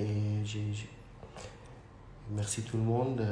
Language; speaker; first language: French; non-native, learner; Urdu